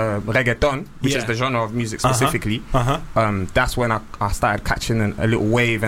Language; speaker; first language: English; native; English